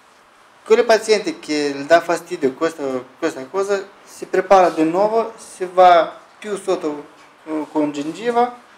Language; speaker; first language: Italian; non-native, learner; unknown